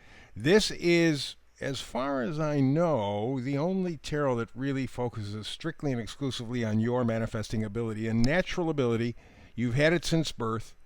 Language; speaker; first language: English; native; English